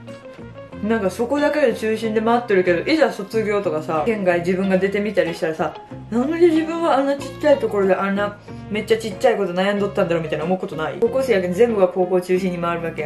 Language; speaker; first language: Japanese; native; Japanese